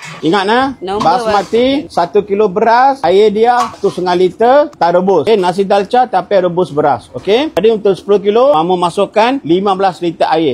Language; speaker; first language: Malay; native; Malay